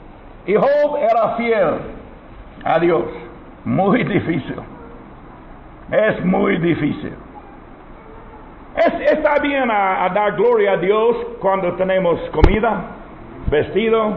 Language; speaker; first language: Spanish; non-native, learner; English